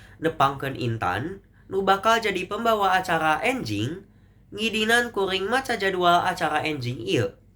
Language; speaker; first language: Sundanese; non-native, local second language; Indonesian